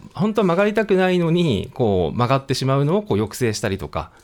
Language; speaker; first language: Japanese; native; Japanese